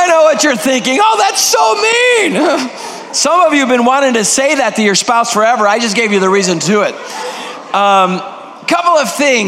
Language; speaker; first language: English; non-native, fluent; Greek